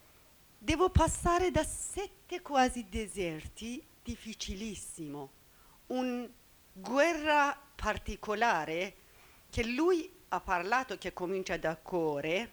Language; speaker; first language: Italian; non-native, learner; Persian